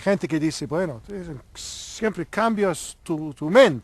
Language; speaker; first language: Spanish; non-native, learner; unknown